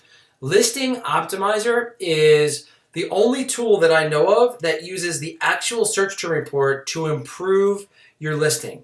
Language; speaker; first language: English; native; English